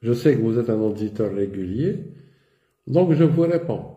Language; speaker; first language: French; non-native, local second language; Arabic